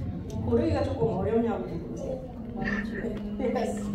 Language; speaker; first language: Korean; early bilingual, heritage; English